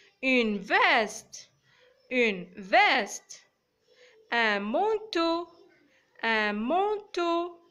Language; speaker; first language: French; non-native, local second language; Arabic